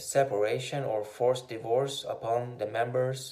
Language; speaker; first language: English; non-native, fluent; Persian